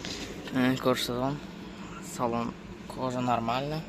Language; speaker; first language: Russian; non-native, local second language; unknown